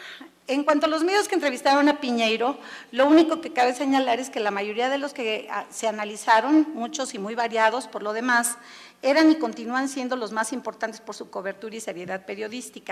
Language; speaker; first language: Spanish; native; Spanish